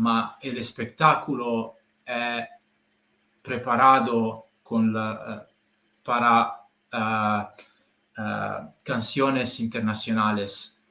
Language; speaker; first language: Spanish; non-native, learner; Italian